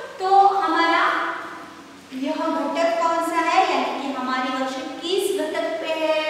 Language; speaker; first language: Hindi; non-native, local second language; Marathi